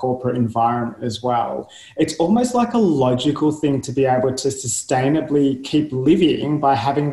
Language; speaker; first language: English; native; English